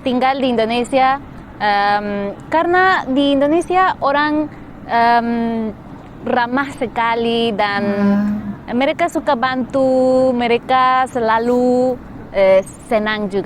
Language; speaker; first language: Indonesian; non-native, fluent; Spanish